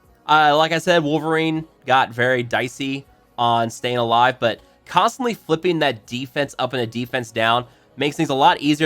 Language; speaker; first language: English; native; English